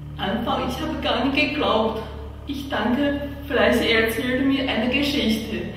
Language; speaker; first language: German; non-native, learner; Chinese